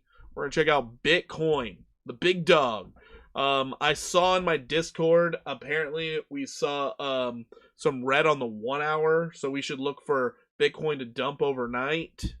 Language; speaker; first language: English; native; English